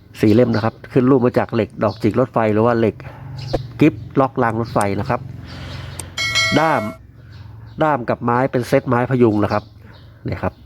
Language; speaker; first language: Thai; native; Thai